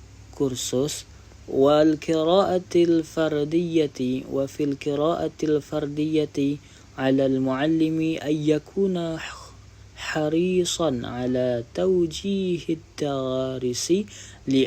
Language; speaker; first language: Arabic; non-native, learner; Indonesian